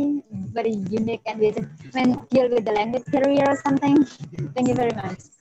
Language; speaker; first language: English; non-native, learner; Indonesian